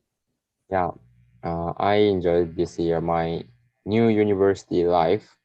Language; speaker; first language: English; non-native, learner; Japanese